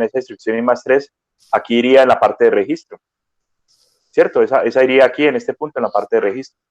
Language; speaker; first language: Spanish; native; Spanish